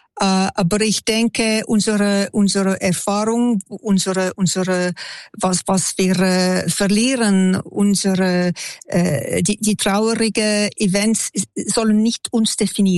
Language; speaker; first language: German; non-native, local second language; French